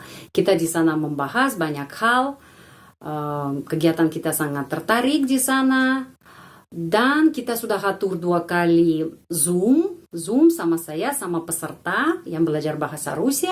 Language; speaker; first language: Indonesian; non-native, fluent; Russian